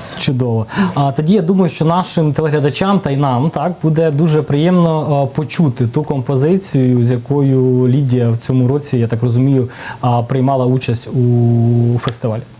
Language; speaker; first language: Ukrainian; native; Ukrainian